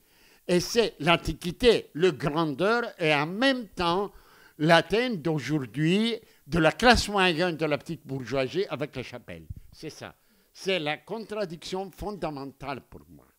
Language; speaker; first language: French; non-native, fluent; Greek